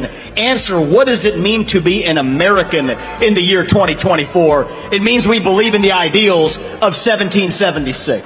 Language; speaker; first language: English; early bilingual, other home language; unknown